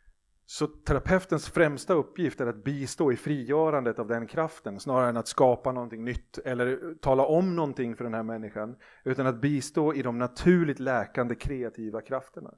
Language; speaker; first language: Swedish; native; Swedish